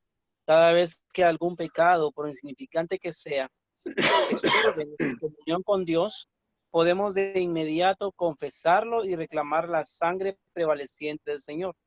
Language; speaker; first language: Spanish; native; Spanish